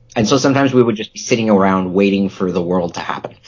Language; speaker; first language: English; native; English